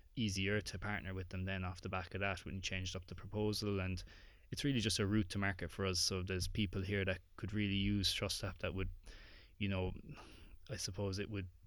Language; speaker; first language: English; native; English